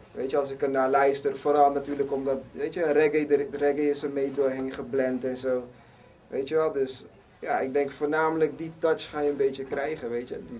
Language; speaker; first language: Dutch; native; Dutch